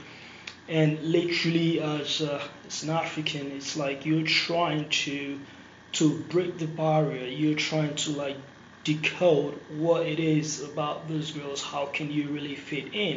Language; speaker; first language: English; non-native, local second language; Hausa